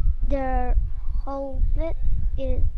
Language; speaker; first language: English; non-native, learner; Vietnamese